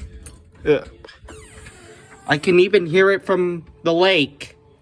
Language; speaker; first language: English; native; English